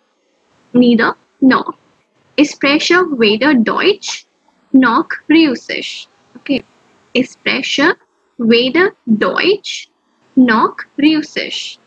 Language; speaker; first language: German; non-native, fluent; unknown